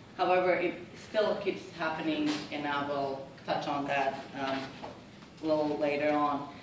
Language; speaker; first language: English; non-native, fluent; Serbian